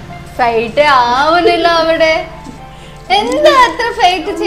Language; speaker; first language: Malayalam; non-native, learner; Tamil